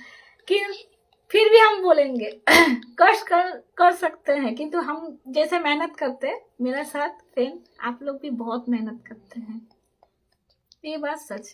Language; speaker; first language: Hindi; non-native, local second language; Bangla